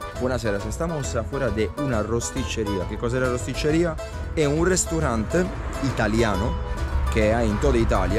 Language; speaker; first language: Spanish; non-native, fluent; Italian